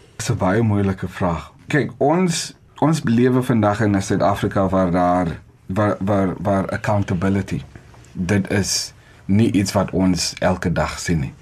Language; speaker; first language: Afrikaans; non-native, local second language; Xhosa